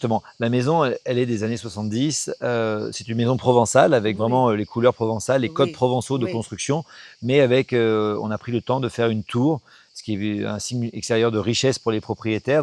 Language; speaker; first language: French; native; French